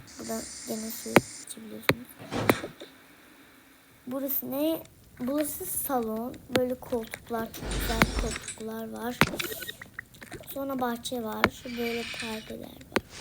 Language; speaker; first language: Turkish; early bilingual, heritage; Turkish